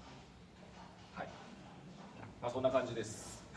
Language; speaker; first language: Japanese; native; Japanese